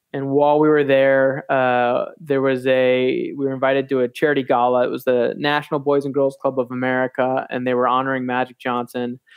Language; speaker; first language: English; native; English